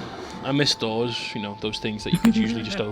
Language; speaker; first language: English; native; English